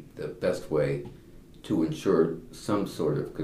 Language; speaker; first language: English; native; English